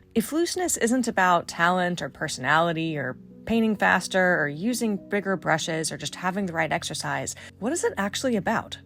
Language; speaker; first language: English; native; English